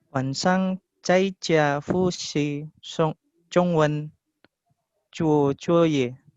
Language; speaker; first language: Chinese; non-native, learner; Indonesian